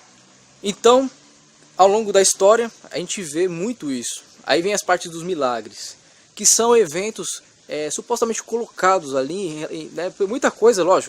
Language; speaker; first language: Portuguese; native; Portuguese